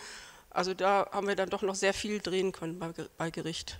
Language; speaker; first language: German; native; German